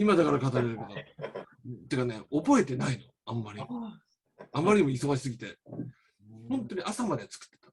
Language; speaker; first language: Japanese; native; Japanese